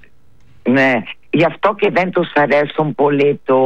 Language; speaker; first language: Greek; early bilingual, heritage; Greek